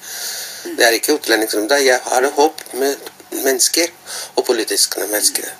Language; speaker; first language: Norwegian; non-native, learner; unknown